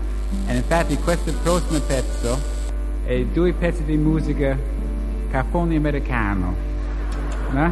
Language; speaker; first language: Italian; non-native, learner; English